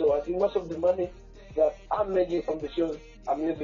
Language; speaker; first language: English; non-native, local second language; Nyanja